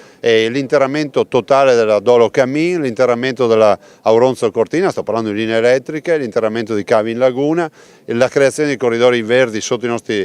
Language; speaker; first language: Italian; native; Italian